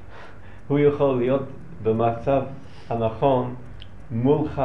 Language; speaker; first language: Hebrew; non-native, learner; English